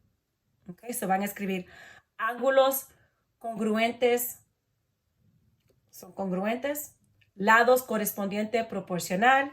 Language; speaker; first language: Spanish; early bilingual, heritage; Spanish